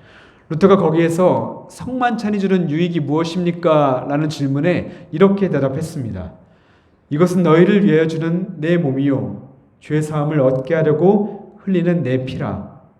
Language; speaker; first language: Korean; native; Korean